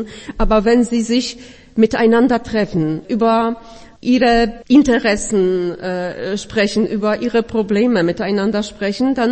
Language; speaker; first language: German; non-native, fluent; Polish